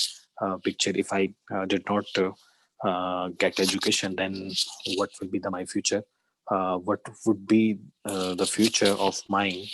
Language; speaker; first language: English; non-native, learner; Urdu